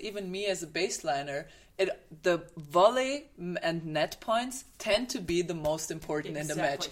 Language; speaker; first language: English; non-native, fluent; German